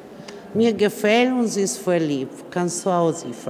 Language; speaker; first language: German; non-native, learner; Italian